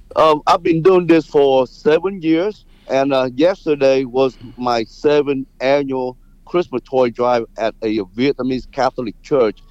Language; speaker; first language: English; non-native, fluent; Vietnamese